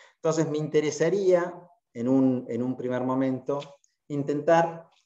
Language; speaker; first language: Spanish; native; Spanish